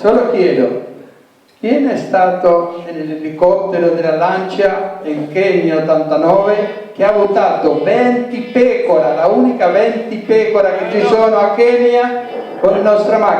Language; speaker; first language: Italian; non-native, learner; Spanish